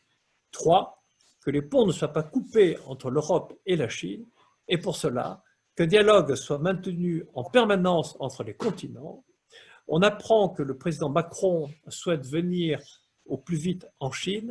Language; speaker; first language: French; native; French